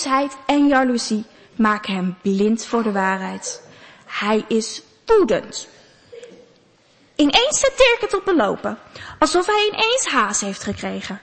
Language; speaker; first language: Dutch; native; Dutch